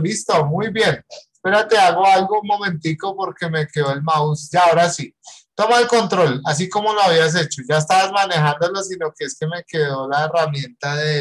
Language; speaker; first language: Spanish; native; Spanish